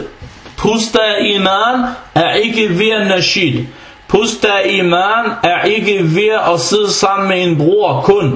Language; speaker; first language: Danish; non-native, fluent; Arabic